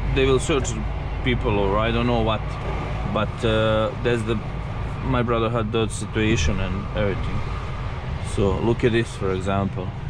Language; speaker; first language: English; non-native, learner; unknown